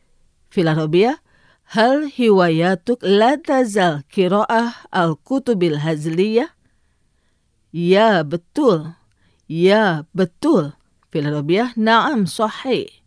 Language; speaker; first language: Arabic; non-native, fluent; Indonesian